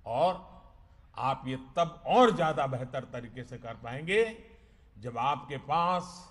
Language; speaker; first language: Hindi; non-native, local second language; Gujarati